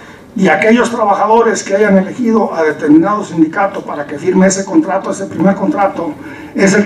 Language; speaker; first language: Spanish; native; Spanish